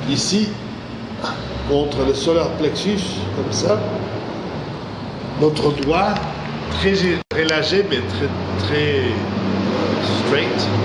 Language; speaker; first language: French; non-native, fluent; English